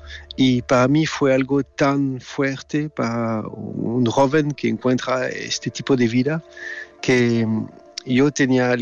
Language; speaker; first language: Spanish; non-native, fluent; French